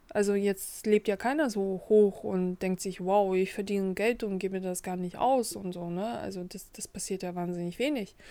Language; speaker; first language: German; early bilingual, other home language; Russian